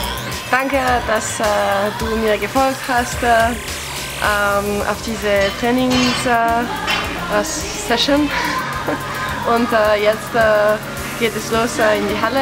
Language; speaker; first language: German; non-native, local second language; French